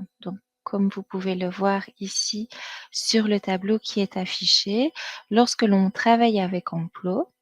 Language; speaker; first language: French; native; French